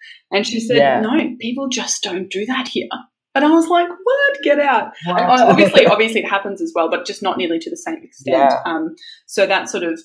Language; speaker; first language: English; early bilingual, other home language; German